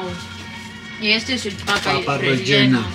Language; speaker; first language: Spanish; early bilingual, heritage; English